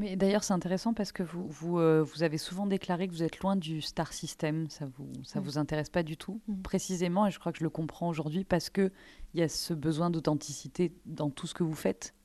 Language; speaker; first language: French; native; French